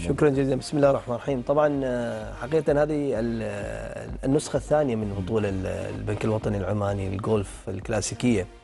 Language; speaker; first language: Arabic; native; Arabic